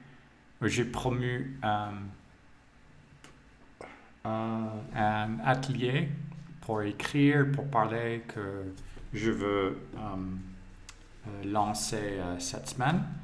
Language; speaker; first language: French; non-native, fluent; English